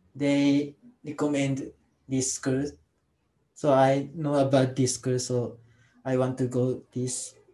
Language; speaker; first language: English; non-native, learner; Japanese